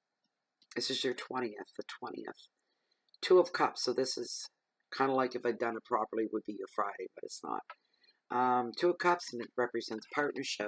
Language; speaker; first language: English; native; English